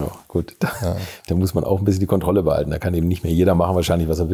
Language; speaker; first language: German; native; German